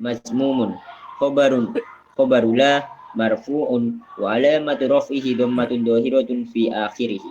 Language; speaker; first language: Arabic; non-native, learner; Indonesian